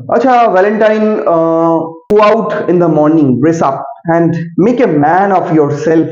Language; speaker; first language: English; non-native, local second language; Bangla